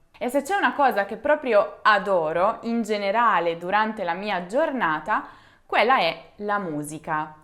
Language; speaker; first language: Italian; native; Italian